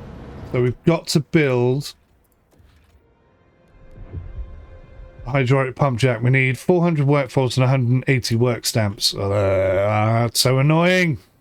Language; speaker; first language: English; native; English